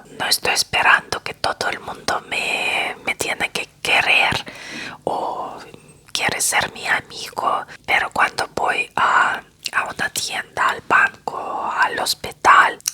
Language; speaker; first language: Spanish; non-native, fluent; Russian